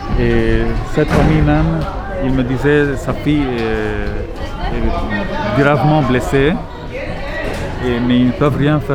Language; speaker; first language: French; non-native, local second language; Arabic